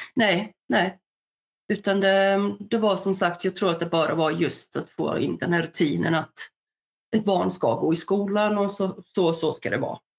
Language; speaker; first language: Swedish; early bilingual, other home language; Bosnian